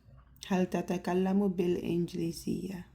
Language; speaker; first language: Arabic; non-native, learner; English